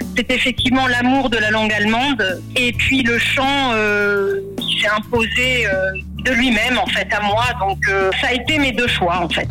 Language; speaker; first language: French; native; French